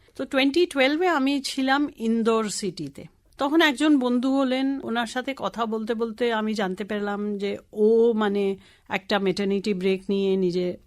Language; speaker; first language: Bangla; non-native, local second language; Tamil